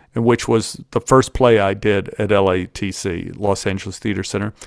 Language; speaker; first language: English; native; English